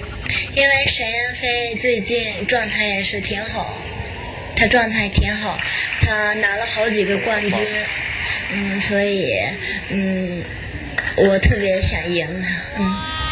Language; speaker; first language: Chinese; non-native, fluent; Japanese